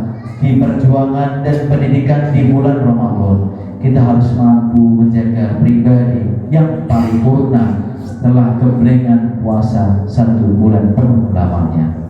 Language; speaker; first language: Indonesian; native; Indonesian